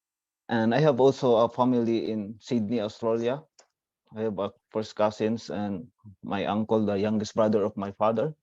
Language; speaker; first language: English; non-native, learner; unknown